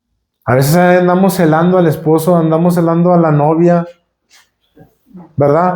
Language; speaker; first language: Spanish; native; Spanish